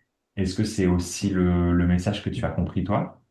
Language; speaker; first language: French; native; French